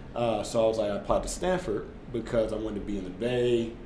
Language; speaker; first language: English; native; English